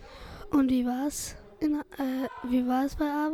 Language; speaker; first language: German; non-native, local second language; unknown